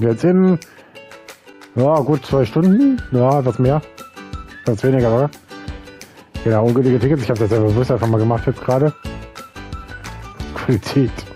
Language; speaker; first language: German; native; German